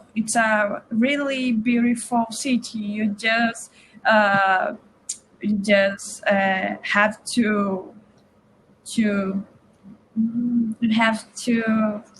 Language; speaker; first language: English; non-native, learner; Portuguese